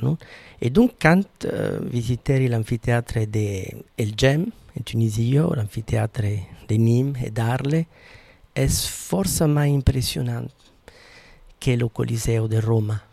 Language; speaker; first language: French; non-native, fluent; Italian